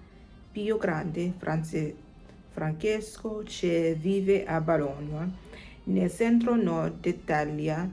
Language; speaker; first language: Italian; non-native, learner; English